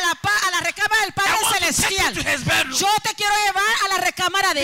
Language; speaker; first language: Spanish; native; Spanish